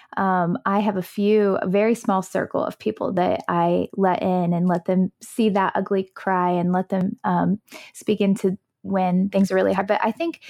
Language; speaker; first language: English; native; English